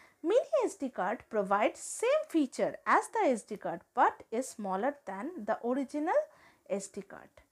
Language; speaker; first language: English; non-native, local second language; Bangla